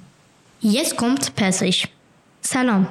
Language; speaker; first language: German; non-native, learner; Persian